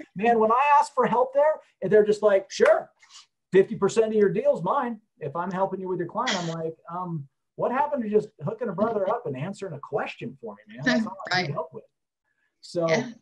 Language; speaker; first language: English; native; English